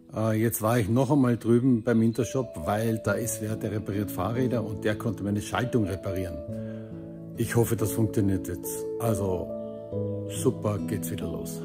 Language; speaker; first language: German; native; German